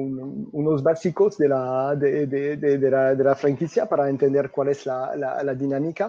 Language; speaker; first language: Spanish; non-native, fluent; French